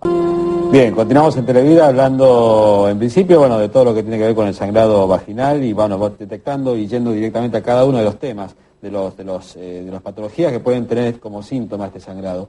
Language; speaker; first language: Spanish; native; Spanish